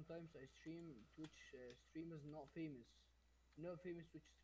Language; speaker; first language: English; non-native, learner; Arabic